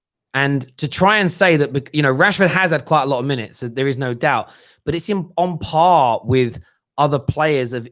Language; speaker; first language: English; native; English